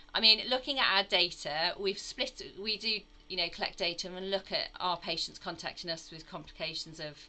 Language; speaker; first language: English; native; English